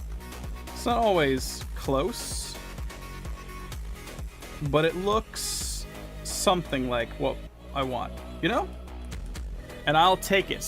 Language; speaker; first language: English; native; English